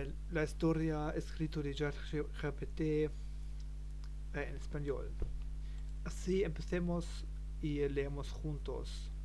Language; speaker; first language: Spanish; non-native, learner; German